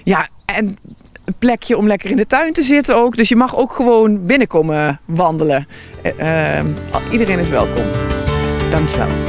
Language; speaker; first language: Dutch; native; Dutch